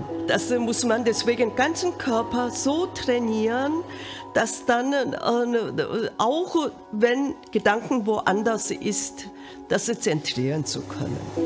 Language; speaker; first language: German; non-native, fluent; Korean